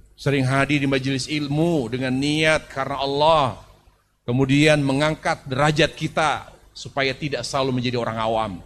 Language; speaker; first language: Indonesian; native; Indonesian